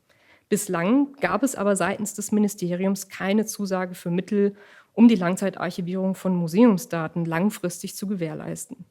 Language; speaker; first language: German; native; German